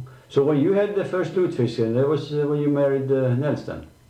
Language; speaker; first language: English; non-native, fluent; Swedish